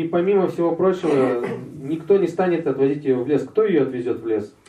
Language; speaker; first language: Russian; native; Russian